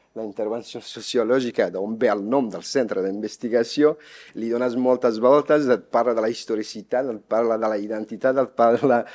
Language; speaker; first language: Catalan; non-native, fluent; Persian